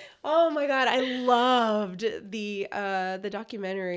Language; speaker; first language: English; early bilingual, other home language; Spanish